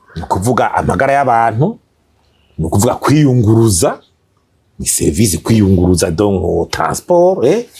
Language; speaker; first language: Rundi; native; Rundi